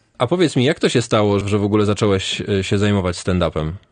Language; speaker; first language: Polish; native; Polish